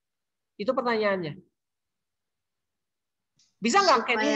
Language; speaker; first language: Indonesian; native; Indonesian